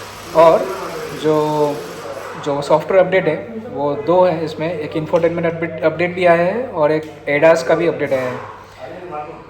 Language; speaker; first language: Hindi; native; Hindi